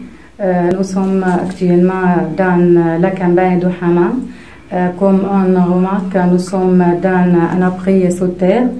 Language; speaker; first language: French; non-native, fluent; Arabic